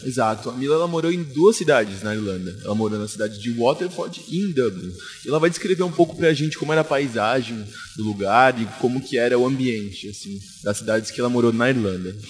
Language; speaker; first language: Portuguese; native; Portuguese